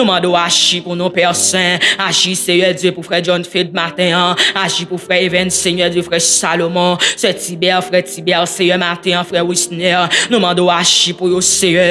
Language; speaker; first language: French; non-native, local second language; Haitian Creole